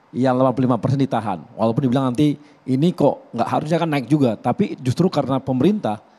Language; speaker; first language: Indonesian; native; Indonesian